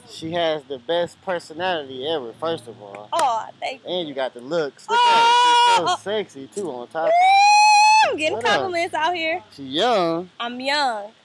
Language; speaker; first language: English; native; English